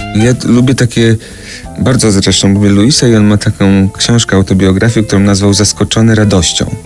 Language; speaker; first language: Polish; native; Polish